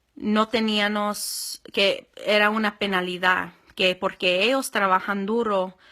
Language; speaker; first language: Spanish; early bilingual, heritage; Spanish